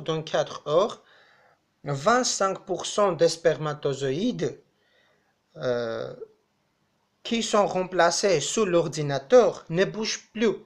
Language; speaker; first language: French; non-native, fluent; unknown